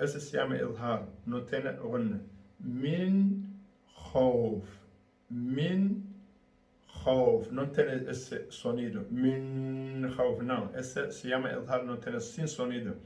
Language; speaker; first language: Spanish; non-native, learner; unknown